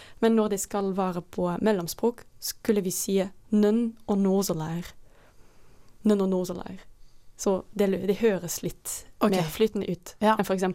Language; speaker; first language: Norwegian; non-native, fluent; Dutch